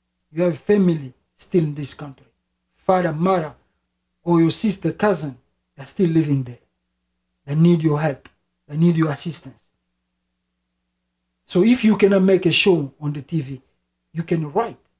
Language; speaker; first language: English; non-native, fluent; Lingala